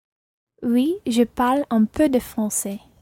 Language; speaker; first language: French; non-native, learner; English